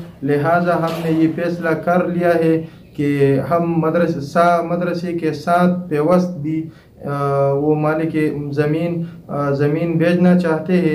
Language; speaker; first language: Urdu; non-native, local second language; Pashto